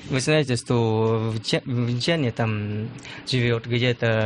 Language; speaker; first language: Russian; non-native, learner; Lao